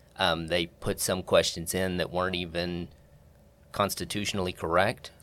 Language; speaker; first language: English; native; English